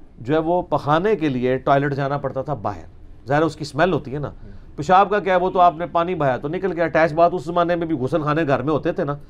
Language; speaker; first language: Urdu; non-native, local second language; Punjabi